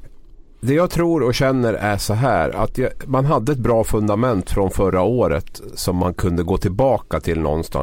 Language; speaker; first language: Swedish; native; Swedish